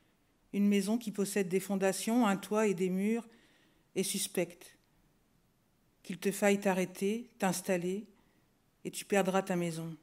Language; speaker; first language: French; native; French